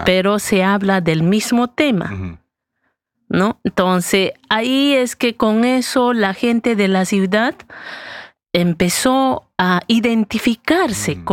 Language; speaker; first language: Spanish; native; Spanish